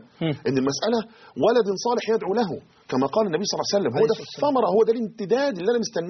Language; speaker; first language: Arabic; native; Arabic